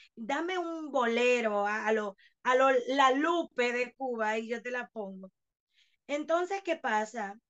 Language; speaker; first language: Spanish; native; Spanish